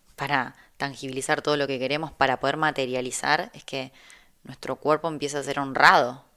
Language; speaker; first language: Spanish; native; Spanish